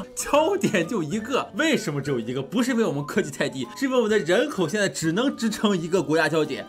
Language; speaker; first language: Chinese; native; Chinese